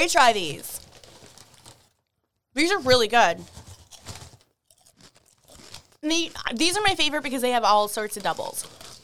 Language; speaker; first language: English; native; English